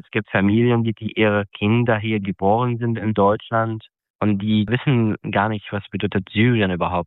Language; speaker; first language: German; non-native, fluent; Arabic